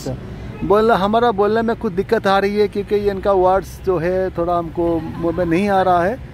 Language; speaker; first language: Hindi; native; Hindi